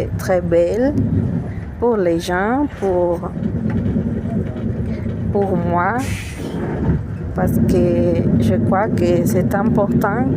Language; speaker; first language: French; non-native, learner; Spanish